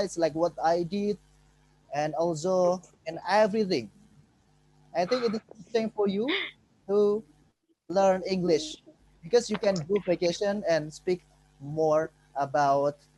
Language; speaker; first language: English; non-native, fluent; Indonesian